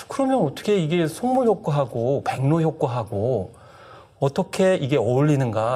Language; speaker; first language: Korean; native; Korean